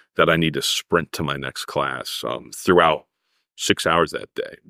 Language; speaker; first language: English; native; English